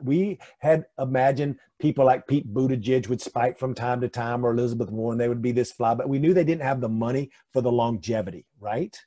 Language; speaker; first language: English; native; English